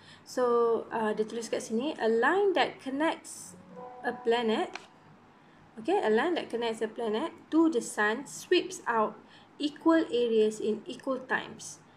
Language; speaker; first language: English; non-native, local second language; Malay